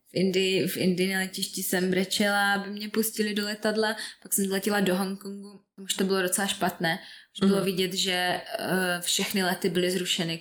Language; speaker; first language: Czech; native; Czech